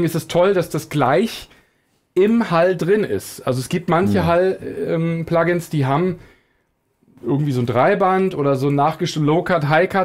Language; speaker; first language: German; native; German